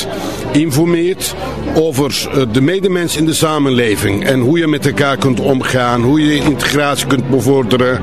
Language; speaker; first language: Dutch; non-native, fluent; Turkish